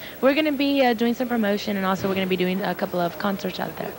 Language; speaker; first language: English; native; English